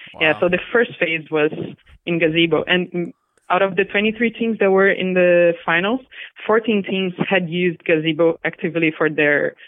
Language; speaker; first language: English; non-native, fluent; Portuguese